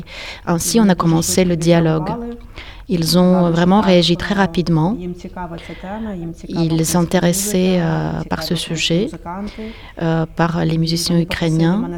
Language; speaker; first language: French; non-native, fluent; Ukrainian